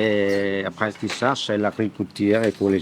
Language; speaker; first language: French; non-native, fluent; Khmer